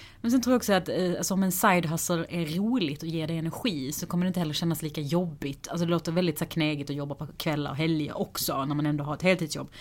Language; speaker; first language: Swedish; early bilingual, other home language; Persian